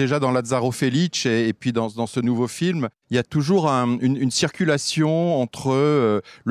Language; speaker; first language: French; native; French